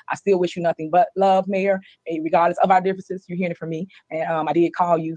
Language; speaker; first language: English; native; English